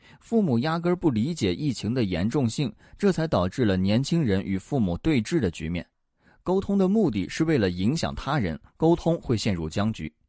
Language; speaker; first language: Chinese; native; Chinese